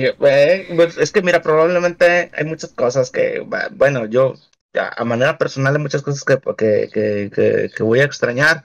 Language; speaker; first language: Spanish; native; Spanish